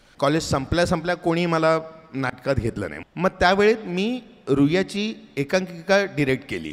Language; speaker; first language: Marathi; native; Marathi